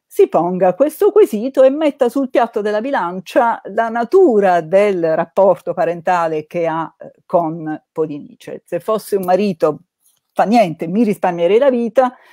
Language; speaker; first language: Italian; native; Italian